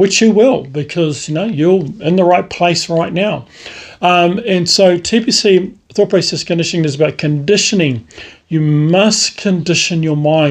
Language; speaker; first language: English; native; English